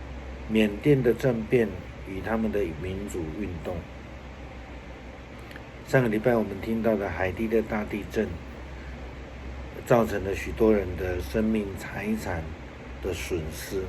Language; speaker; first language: Chinese; native; Chinese